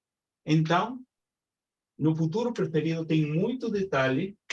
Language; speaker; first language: Portuguese; non-native, fluent; Spanish